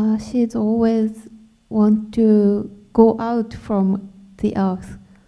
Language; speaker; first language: English; non-native, learner; Japanese